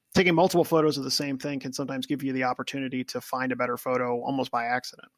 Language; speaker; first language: English; native; English